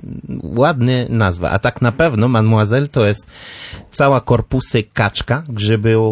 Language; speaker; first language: Polish; non-native, learner; French